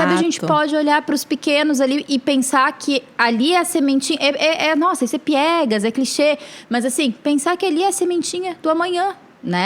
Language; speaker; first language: Portuguese; native; Portuguese